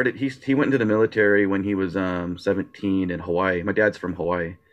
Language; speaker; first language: English; early bilingual, other home language; Japanese